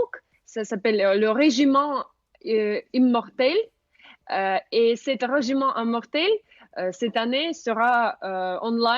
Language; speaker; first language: French; non-native, fluent; Russian